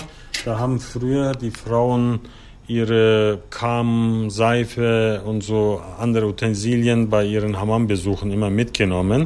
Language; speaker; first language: German; early bilingual, other home language; Turkish